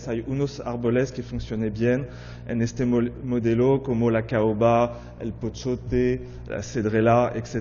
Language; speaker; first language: Spanish; non-native, fluent; French